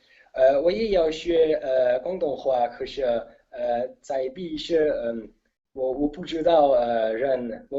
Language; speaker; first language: Chinese; non-native, learner; Italian